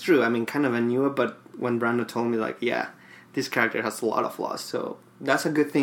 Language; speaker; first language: English; non-native, fluent; Spanish